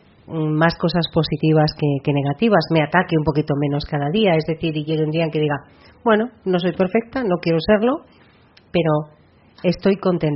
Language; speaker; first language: Spanish; native; Spanish